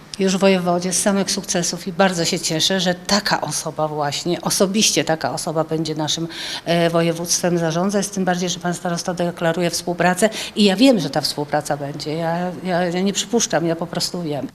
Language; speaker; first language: Polish; native; Polish